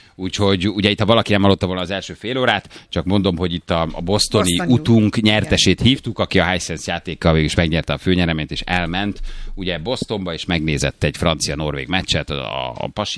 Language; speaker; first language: Hungarian; native; Hungarian